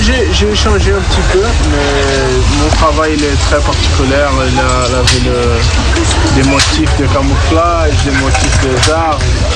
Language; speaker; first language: French; non-native, fluent; Portuguese